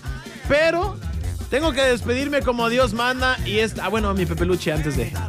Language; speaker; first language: Spanish; native; Spanish